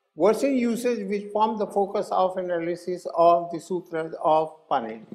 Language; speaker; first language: English; non-native, local second language; Hindi